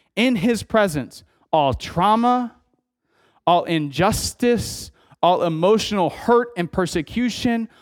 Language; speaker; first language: English; native; English